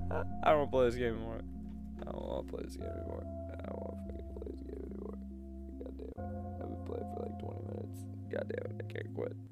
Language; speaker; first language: English; native; English